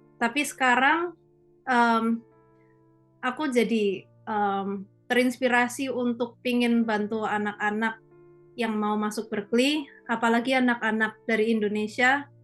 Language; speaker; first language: Indonesian; native; Indonesian